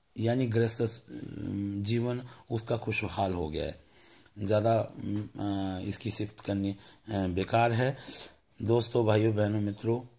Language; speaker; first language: Hindi; non-native, local second language; Punjabi